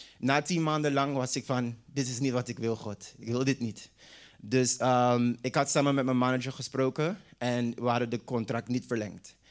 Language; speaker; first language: Dutch; non-native, local second language; English